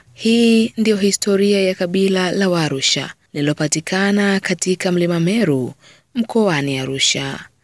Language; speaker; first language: Swahili; native; Swahili